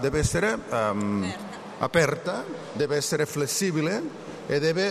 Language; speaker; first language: Italian; non-native, learner; Catalan